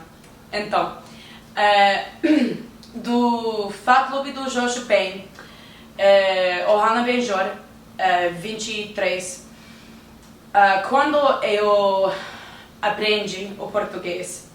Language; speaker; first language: Portuguese; non-native, learner; English